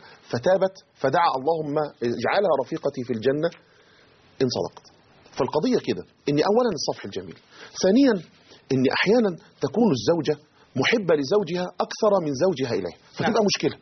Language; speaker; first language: Arabic; native; Arabic